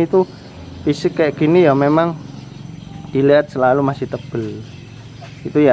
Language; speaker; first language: Indonesian; native; Indonesian